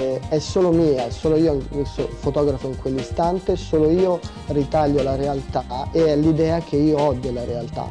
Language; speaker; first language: Italian; native; Italian